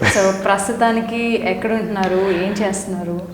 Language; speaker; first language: Telugu; native; Telugu